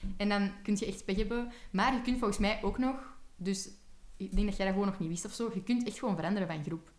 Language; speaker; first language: Dutch; native; Dutch